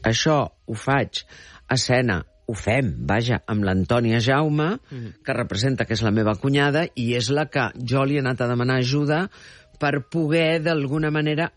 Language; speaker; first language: Catalan; early bilingual, heritage; Catalan